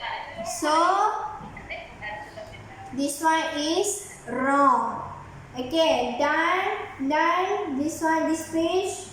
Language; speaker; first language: English; non-native, learner; Malay